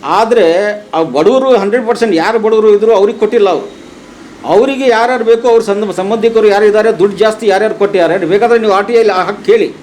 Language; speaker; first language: Kannada; non-native, local second language; Urdu